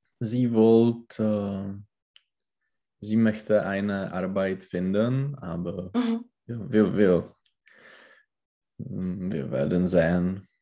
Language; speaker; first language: German; non-native, learner; Czech